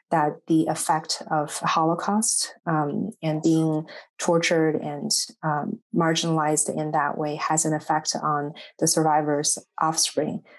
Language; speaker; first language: English; non-native, fluent; Chinese